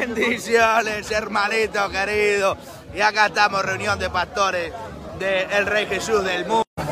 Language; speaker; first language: Spanish; native; Spanish